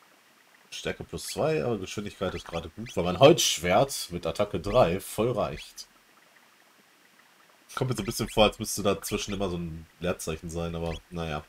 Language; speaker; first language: German; native; German